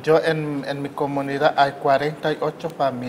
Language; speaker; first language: Spanish; non-native, learner; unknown